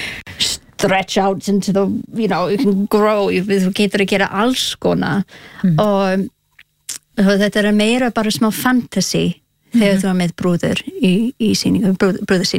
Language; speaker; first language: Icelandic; non-native, learner; English